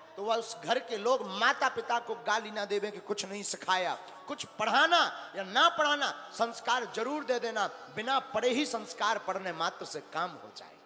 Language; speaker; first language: Hindi; native; Hindi